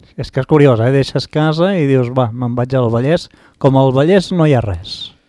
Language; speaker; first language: Catalan; native; Catalan